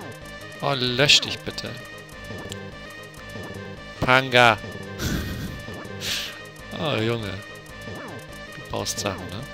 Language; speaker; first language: German; native; German